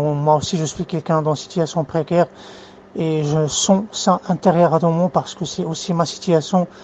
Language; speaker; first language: French; non-native, fluent; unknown